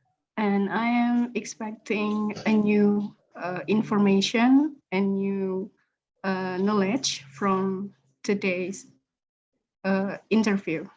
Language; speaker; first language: English; non-native, learner; Indonesian